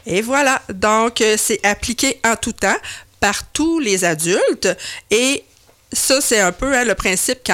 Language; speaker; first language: French; native; French